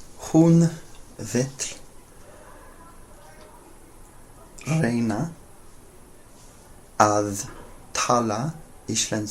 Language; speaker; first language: Icelandic; non-native, learner; English